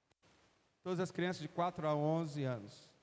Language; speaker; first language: Portuguese; native; Portuguese